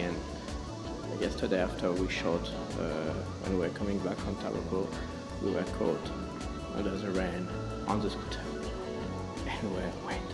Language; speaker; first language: English; non-native, learner; French